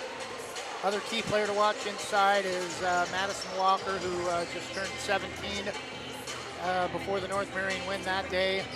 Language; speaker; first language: English; native; English